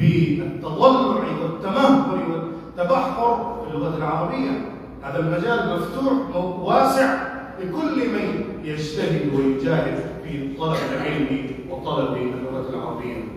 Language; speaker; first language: Arabic; non-native, fluent; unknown